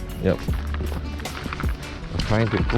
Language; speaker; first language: English; non-native, local second language; Chinese